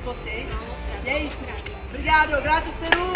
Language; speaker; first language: Spanish; non-native, learner; Portuguese